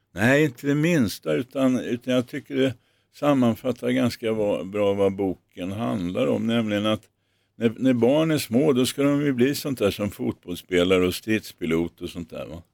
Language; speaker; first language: Swedish; native; Swedish